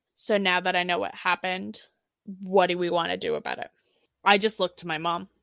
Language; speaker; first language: English; native; English